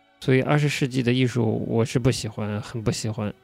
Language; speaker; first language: Chinese; native; Chinese